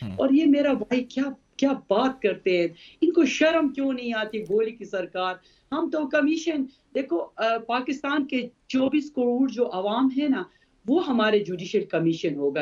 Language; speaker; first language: Urdu; non-native, local second language; Khowar